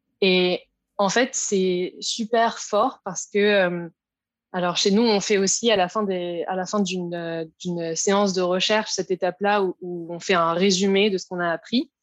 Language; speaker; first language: French; native; French